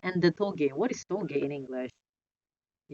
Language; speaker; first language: English; non-native, fluent; Indonesian